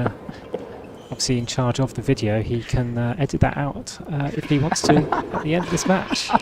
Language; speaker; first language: English; native; English